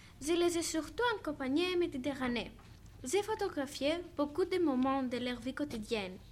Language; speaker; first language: French; non-native, learner; Greek